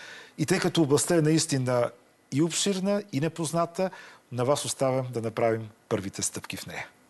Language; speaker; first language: Bulgarian; native; Bulgarian